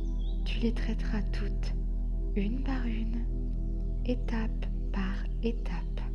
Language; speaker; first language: French; native; French